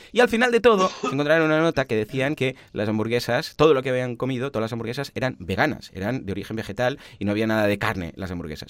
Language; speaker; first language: Spanish; native; Spanish